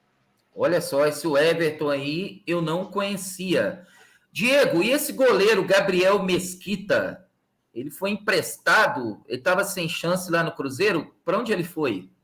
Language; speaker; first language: Portuguese; native; Portuguese